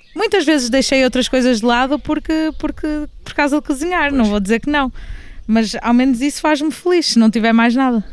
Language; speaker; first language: Portuguese; native; Portuguese